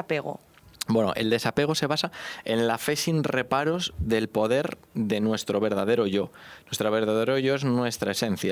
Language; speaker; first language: Spanish; native; Spanish